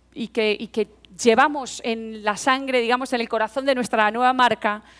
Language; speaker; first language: Spanish; native; Spanish